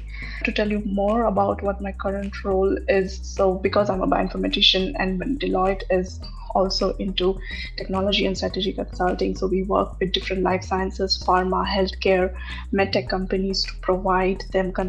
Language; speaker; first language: English; non-native, local second language; Marathi